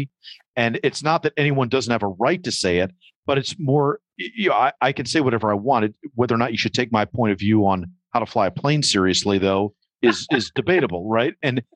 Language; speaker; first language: English; native; English